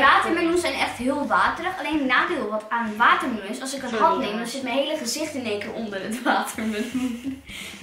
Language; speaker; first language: Dutch; native; Dutch